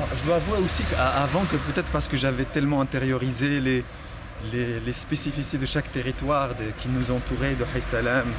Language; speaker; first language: French; non-native, local second language; Arabic